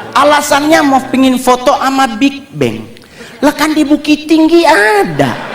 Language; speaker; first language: Indonesian; native; Indonesian